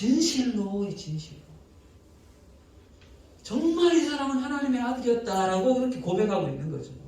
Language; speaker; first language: Korean; native; Korean